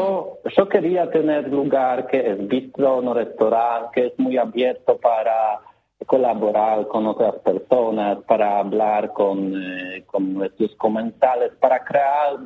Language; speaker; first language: Spanish; non-native, learner; Polish